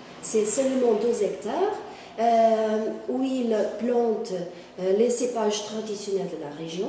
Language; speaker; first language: French; non-native, fluent; Portuguese